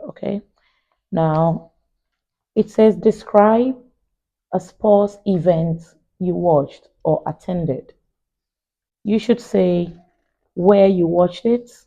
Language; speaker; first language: English; non-native, fluent; Vietnamese